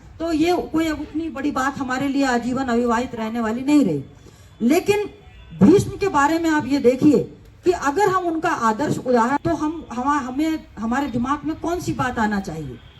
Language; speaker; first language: Hindi; native; Hindi